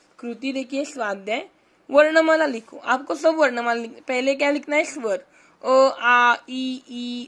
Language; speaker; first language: Hindi; non-native, local second language; Marathi